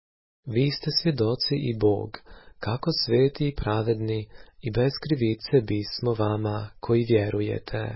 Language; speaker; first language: Croatian; native; Croatian